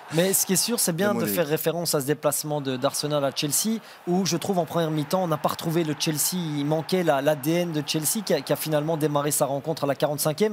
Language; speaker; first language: French; native; French